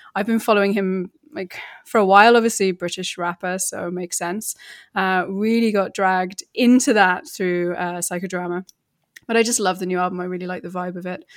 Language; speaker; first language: English; native; English